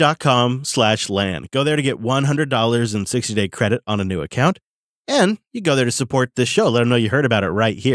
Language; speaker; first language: English; native; English